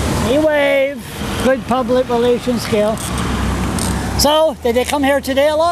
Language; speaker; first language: English; non-native, local second language; French